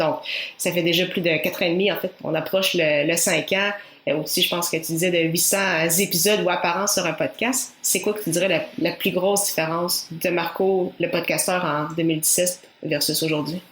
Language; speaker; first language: French; native; French